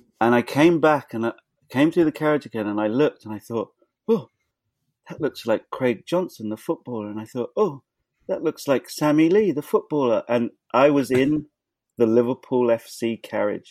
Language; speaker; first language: English; native; English